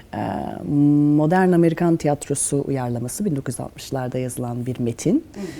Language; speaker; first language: Turkish; native; Turkish